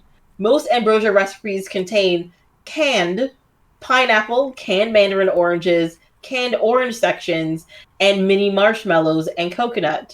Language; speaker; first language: English; native; English